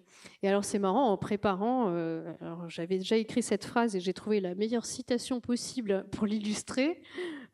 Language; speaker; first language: French; native; French